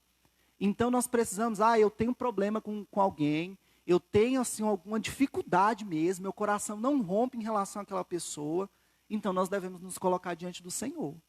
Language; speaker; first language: Portuguese; native; Portuguese